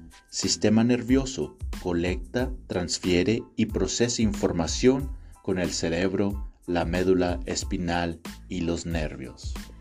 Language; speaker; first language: Spanish; native; Spanish